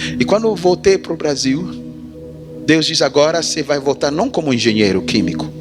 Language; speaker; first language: Portuguese; non-native, fluent; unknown